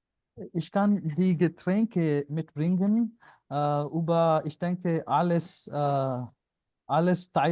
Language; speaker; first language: German; non-native, learner; Punjabi